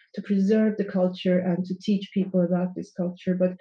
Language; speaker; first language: English; non-native, fluent; Turkish